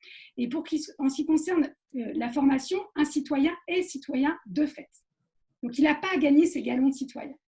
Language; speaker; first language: French; native; French